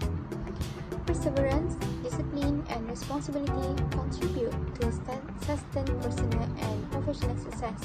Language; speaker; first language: English; non-native, local second language; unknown